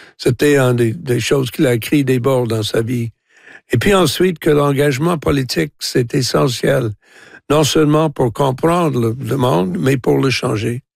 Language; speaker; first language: French; non-native, local second language; English